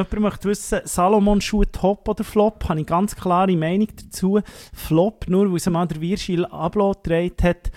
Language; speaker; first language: German; native; German